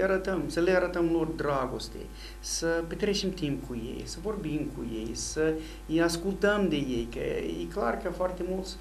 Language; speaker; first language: Romanian; non-native, fluent; English